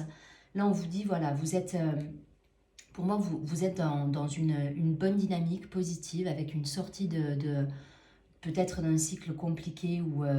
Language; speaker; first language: French; native; French